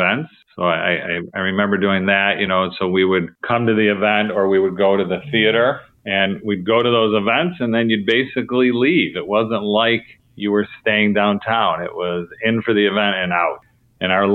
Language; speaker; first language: English; native; English